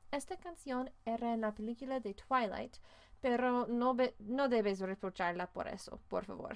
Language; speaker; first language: Spanish; non-native, fluent; English